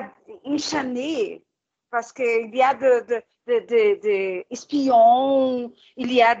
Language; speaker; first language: French; non-native, learner; Portuguese